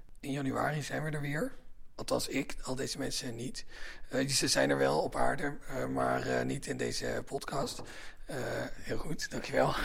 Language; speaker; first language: Dutch; native; Dutch